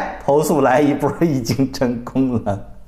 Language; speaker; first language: Chinese; native; Chinese